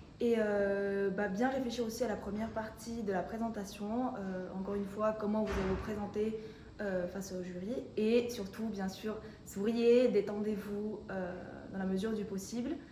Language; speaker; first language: French; non-native, fluent; Spanish